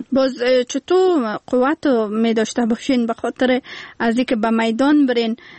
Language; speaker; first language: Persian; native; Persian